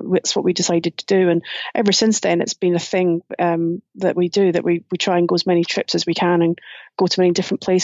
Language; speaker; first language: English; native; English